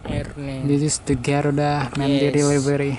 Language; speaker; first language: English; non-native, learner; Indonesian